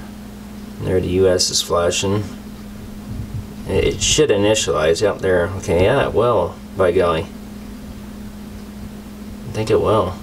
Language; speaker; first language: English; native; English